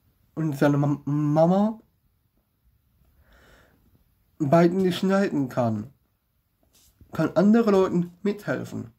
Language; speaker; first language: German; non-native, learner; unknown